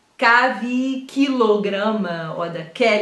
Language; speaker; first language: German; non-native, fluent; Portuguese